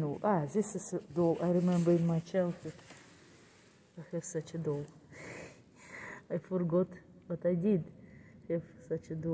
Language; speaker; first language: English; non-native, learner; Russian